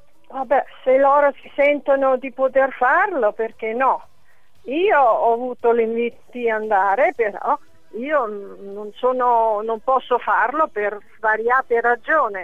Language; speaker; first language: Italian; non-native, fluent; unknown